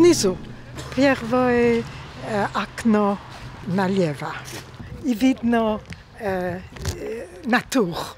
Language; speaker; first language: Russian; early bilingual, heritage; French